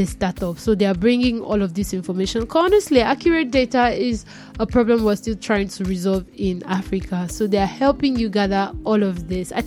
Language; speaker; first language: English; non-native, local second language; Yoruba